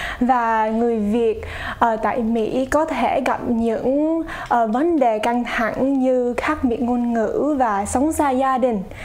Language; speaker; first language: Vietnamese; early bilingual, heritage; Vietnamese